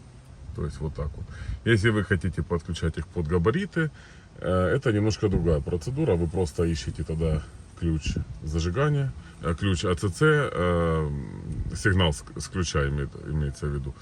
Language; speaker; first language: Russian; native; Russian